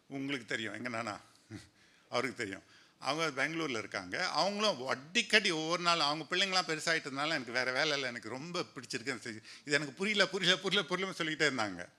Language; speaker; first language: Tamil; native; Tamil